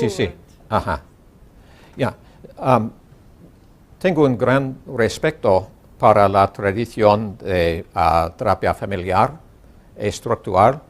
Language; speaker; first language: Spanish; non-native, learner; English